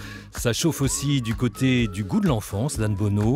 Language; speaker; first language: French; native; French